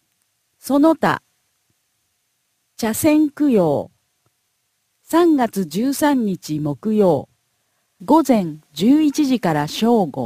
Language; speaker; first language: Japanese; native; Japanese